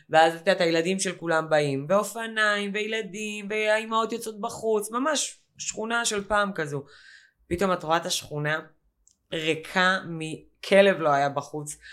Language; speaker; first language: Hebrew; native; Hebrew